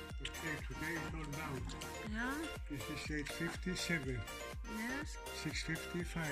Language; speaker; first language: English; non-native, learner; Greek